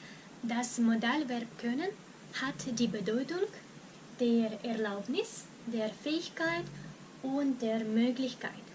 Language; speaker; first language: German; non-native, fluent; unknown